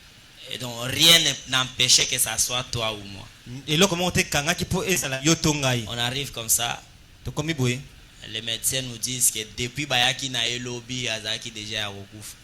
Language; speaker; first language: Haitian Creole; non-native, local second language; Lingala